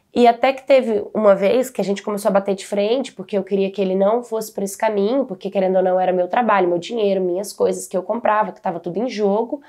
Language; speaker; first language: Portuguese; native; Portuguese